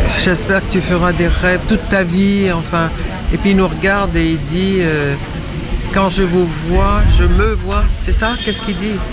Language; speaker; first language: French; native; French